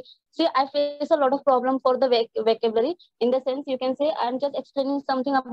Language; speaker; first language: English; non-native, learner; Hindi